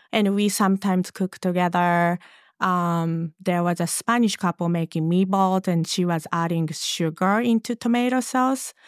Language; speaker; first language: English; non-native, fluent; Japanese